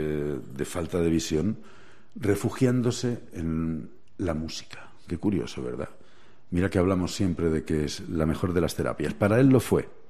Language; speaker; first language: Spanish; native; Spanish